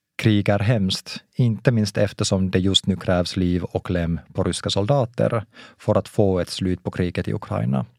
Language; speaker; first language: Swedish; non-native, local second language; Finnish